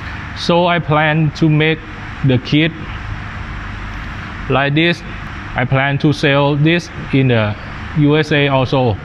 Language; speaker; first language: English; non-native, learner; Thai